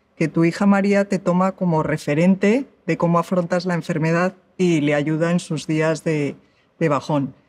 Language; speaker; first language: Spanish; native; Spanish